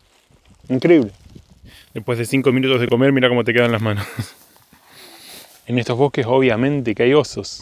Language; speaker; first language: Spanish; native; Spanish